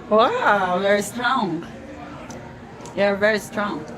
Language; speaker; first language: English; non-native, local second language; Filipino